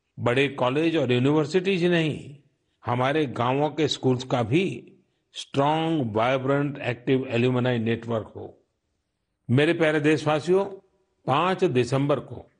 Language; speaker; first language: Hindi; non-native, local second language; Gujarati